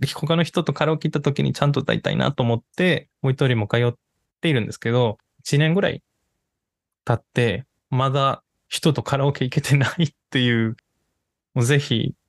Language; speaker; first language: Japanese; non-native, fluent; Spanish